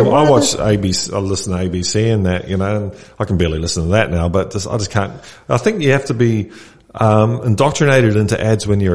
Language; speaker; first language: English; native; English